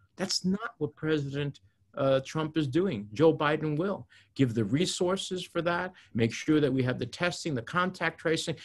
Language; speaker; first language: English; early bilingual, other home language; Spanish